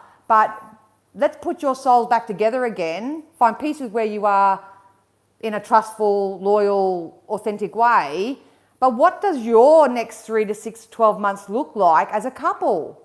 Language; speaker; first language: English; native; English